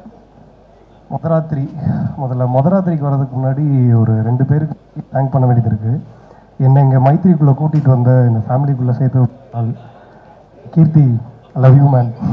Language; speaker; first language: Tamil; native; Tamil